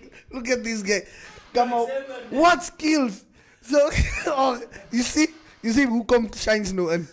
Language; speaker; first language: English; non-native, local second language; Afrikaans